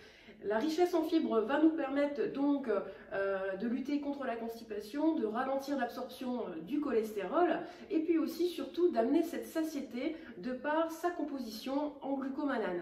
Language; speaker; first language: French; native; French